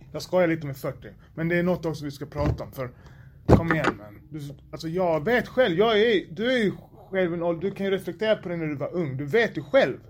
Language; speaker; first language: Swedish; native; Swedish